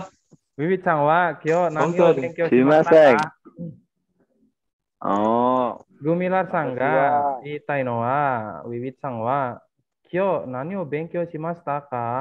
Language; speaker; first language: Japanese; non-native, fluent; Indonesian